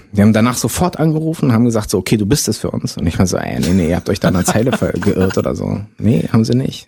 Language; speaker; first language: German; early bilingual, other home language; French